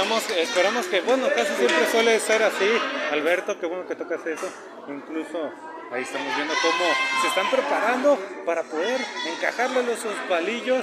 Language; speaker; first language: Spanish; native; Spanish